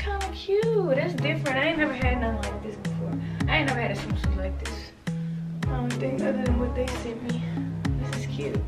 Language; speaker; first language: English; native; English